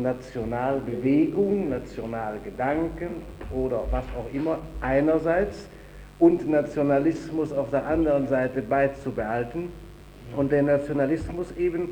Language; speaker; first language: German; native; German